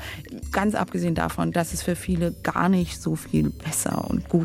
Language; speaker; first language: German; native; German